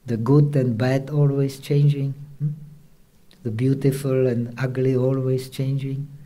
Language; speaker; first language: English; non-native, fluent; Czech